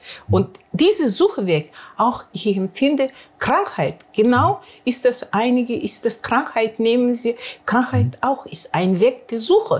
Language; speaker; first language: German; non-native, learner; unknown